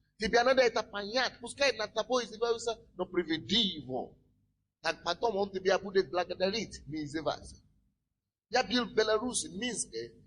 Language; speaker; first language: Russian; non-native, fluent; Yoruba